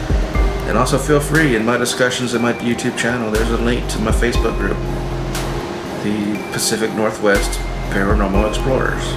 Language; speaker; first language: English; native; English